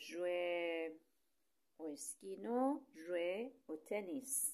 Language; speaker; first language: French; non-native, fluent; Persian